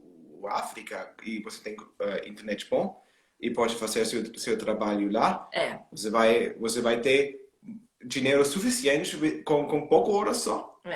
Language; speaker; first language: Portuguese; non-native, learner; German